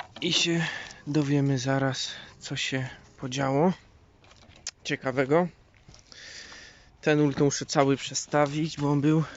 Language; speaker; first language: Polish; native; Polish